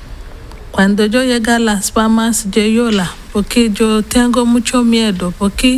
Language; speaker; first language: Spanish; non-native, learner; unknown